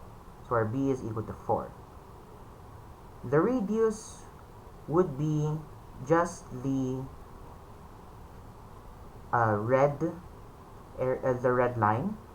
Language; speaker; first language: English; non-native, local second language; Filipino